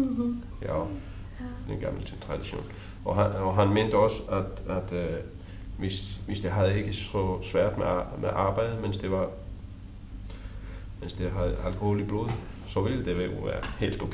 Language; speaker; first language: Danish; non-native, learner; Icelandic